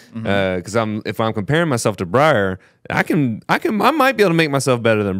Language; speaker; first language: English; native; English